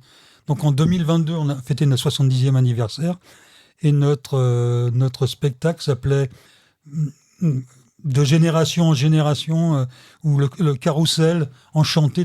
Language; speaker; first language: French; native; French